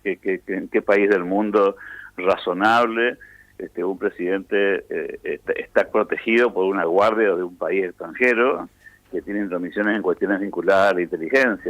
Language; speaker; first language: Spanish; native; Spanish